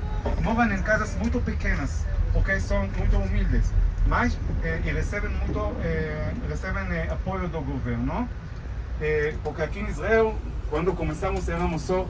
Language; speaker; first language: Portuguese; non-native, fluent; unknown